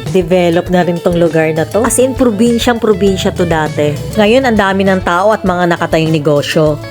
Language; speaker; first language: Filipino; native; Filipino